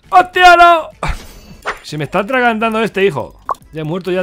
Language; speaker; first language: Spanish; native; Spanish